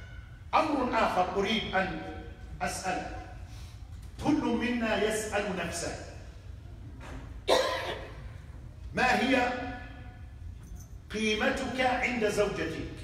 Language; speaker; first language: Arabic; native; Arabic